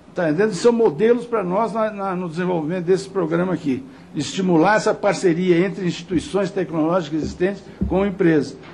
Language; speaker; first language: Portuguese; native; Portuguese